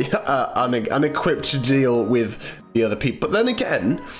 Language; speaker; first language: English; native; English